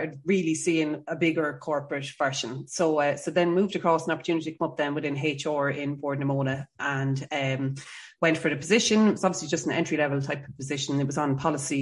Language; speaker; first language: English; native; English